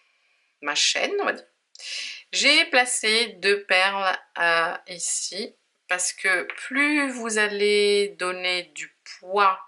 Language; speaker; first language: French; native; French